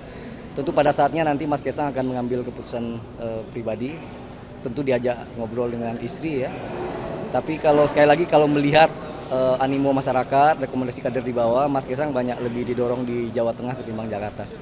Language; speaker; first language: Indonesian; native; Indonesian